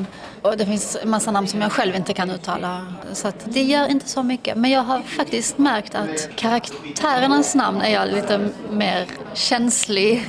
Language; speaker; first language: Swedish; early bilingual, other home language; Persian